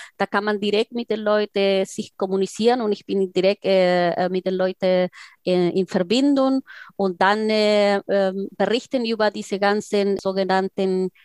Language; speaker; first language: German; non-native, fluent; Spanish